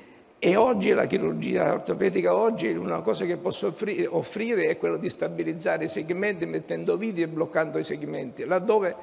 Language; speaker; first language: Italian; native; Italian